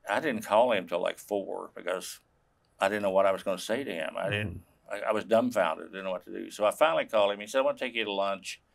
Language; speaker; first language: English; native; English